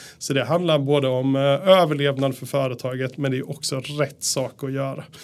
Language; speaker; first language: Swedish; native; Swedish